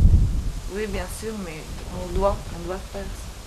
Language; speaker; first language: French; non-native, fluent; Bosnian